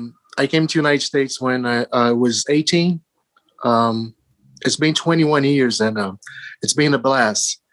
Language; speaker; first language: English; early bilingual, other home language; Portuguese